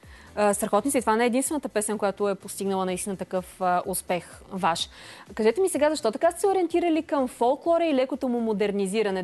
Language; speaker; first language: Bulgarian; native; Bulgarian